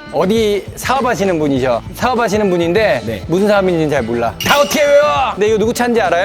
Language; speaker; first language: Korean; native; Korean